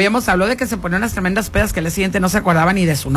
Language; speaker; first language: Spanish; native; Spanish